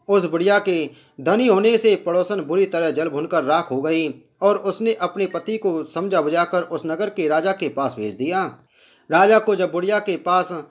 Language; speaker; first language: Hindi; native; Hindi